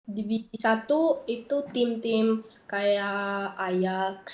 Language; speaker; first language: Indonesian; early bilingual, heritage; Dutch